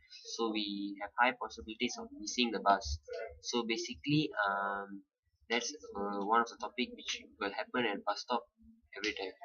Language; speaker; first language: English; non-native, local second language; Malay